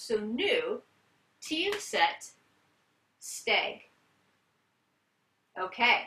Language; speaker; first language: Swedish; non-native, learner; English